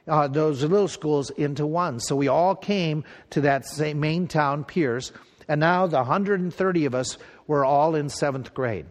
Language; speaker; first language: English; native; English